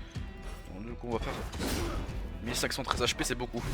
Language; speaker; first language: French; native; French